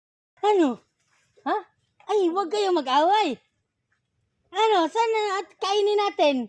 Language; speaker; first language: Filipino; non-native, local second language; Cebuano